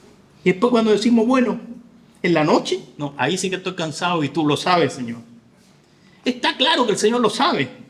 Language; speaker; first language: Spanish; native; Spanish